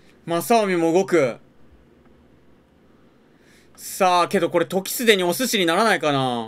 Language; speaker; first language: Japanese; native; Japanese